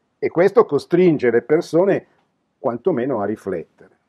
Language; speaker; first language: Italian; native; Italian